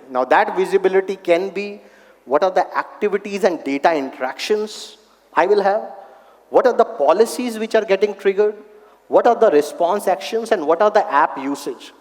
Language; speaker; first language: English; non-native, local second language; Hindi